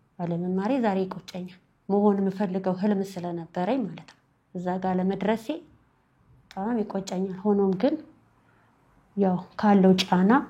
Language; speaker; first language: Amharic; native; Amharic